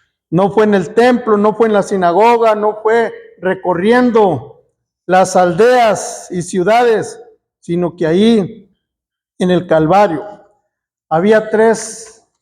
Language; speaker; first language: Spanish; native; Spanish